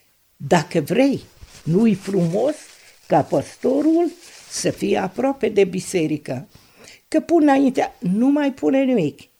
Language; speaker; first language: Romanian; non-native, local second language; Hungarian